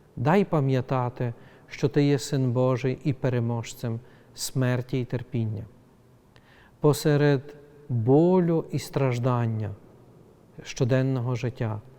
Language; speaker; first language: Ukrainian; native; Ukrainian